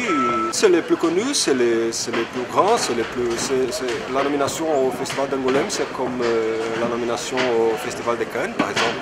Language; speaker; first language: French; non-native, fluent; Portuguese